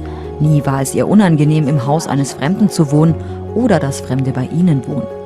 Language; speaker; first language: German; native; German